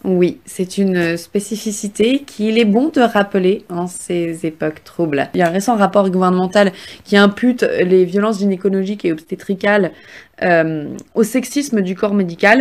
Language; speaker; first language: French; native; French